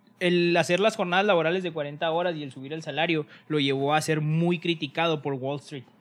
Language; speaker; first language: Spanish; native; Spanish